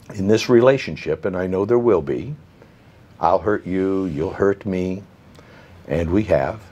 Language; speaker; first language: English; native; English